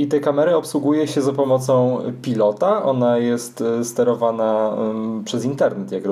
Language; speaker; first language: Polish; native; Polish